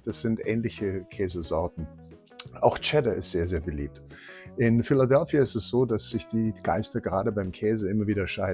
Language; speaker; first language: German; native; German